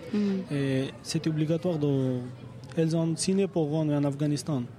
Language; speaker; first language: French; non-native, learner; Persian